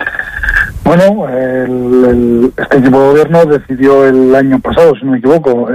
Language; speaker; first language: Spanish; native; Spanish